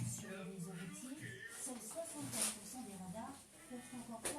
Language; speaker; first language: French; native; French